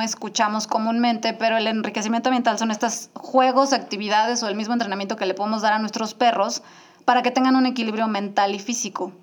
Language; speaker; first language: Spanish; native; Spanish